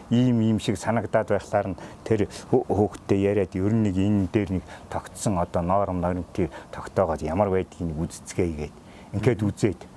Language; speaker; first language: Mongolian; native; Mongolian